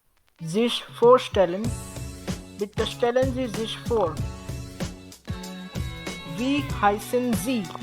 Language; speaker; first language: German; non-native, fluent; Marathi